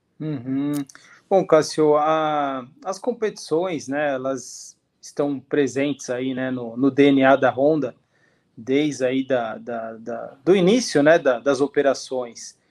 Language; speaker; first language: Portuguese; native; Portuguese